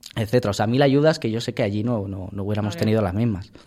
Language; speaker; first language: Spanish; native; Spanish